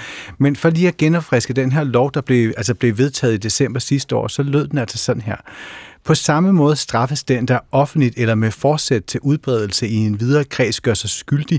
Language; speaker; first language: Danish; native; Danish